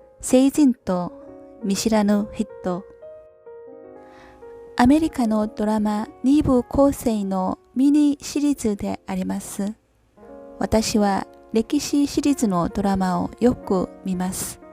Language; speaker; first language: Japanese; non-native, learner; Korean